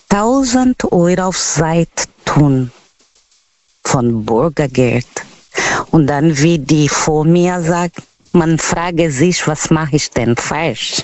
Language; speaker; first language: German; non-native, learner; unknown